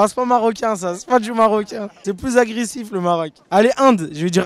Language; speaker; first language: French; native; French